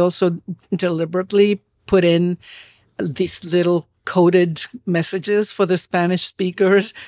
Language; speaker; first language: English; non-native, fluent; Spanish